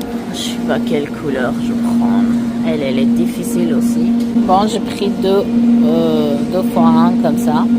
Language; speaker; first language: French; non-native, learner; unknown